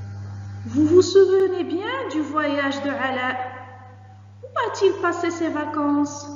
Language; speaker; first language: French; non-native, local second language; Arabic